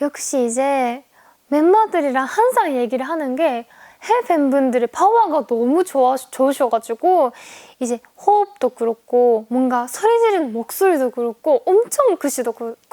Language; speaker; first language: Korean; non-native, fluent; Japanese